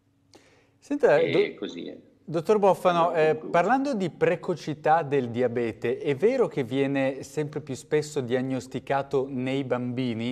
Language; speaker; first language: Italian; native; Italian